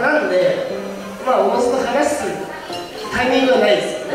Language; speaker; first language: Japanese; native; Japanese